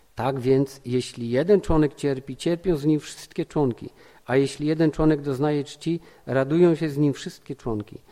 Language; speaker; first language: Polish; native; Polish